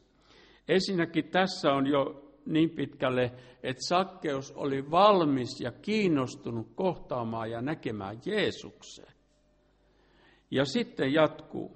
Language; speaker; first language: Finnish; native; Finnish